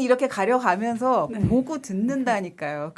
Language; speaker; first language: Korean; native; Korean